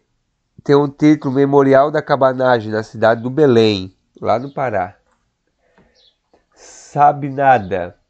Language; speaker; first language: Portuguese; native; Portuguese